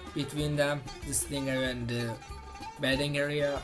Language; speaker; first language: English; non-native, fluent; Turkish